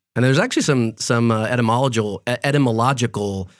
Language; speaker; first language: English; early bilingual, other home language; Spanish